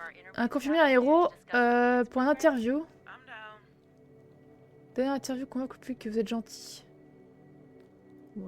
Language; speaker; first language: French; native; French